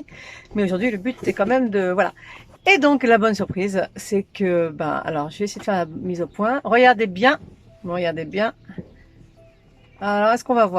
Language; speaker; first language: French; native; French